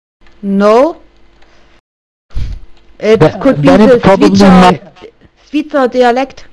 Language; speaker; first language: English; non-native, learner; German